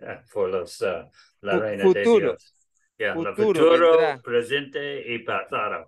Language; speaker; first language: Spanish; non-native, learner; English